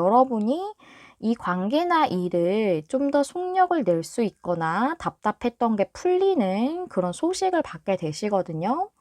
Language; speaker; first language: Korean; native; Korean